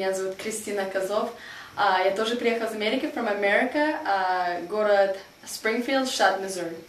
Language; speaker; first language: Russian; early bilingual, heritage; Russian